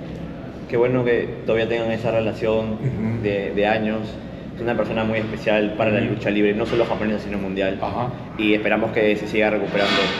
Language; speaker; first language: Spanish; native; Spanish